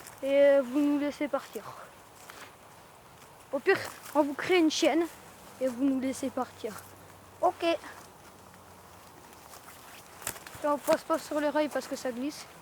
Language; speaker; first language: French; native; French